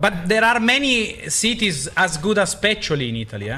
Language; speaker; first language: English; non-native, fluent; Italian